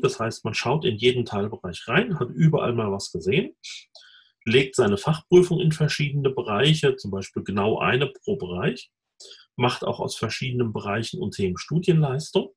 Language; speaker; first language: German; native; German